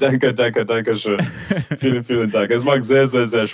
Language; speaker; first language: German; non-native, learner; English